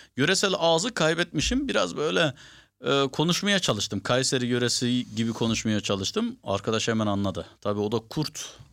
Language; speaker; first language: Turkish; native; Turkish